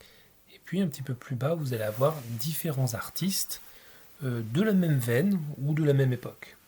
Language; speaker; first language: French; native; French